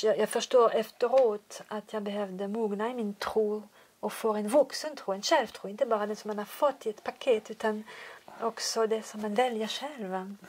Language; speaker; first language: Swedish; non-native, fluent; French